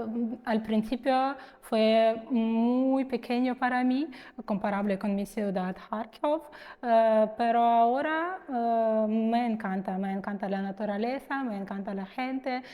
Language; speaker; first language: Spanish; non-native, fluent; Russian